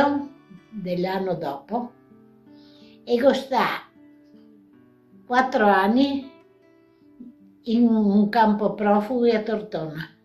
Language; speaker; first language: Italian; non-native, local second language; Venetian